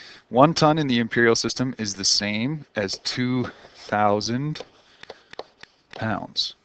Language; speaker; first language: English; native; English